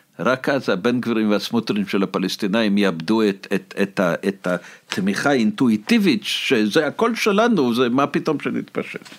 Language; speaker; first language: Hebrew; non-native, fluent; Russian